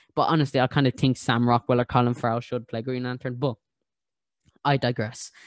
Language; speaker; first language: English; native; English